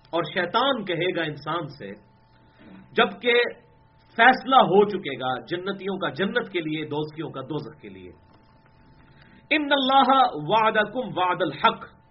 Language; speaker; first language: Urdu; non-native, local second language; Punjabi